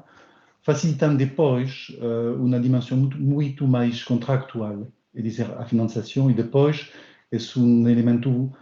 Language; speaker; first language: Portuguese; non-native, learner; French